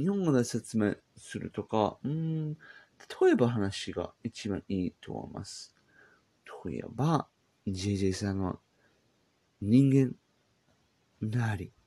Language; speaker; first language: Japanese; non-native, learner; English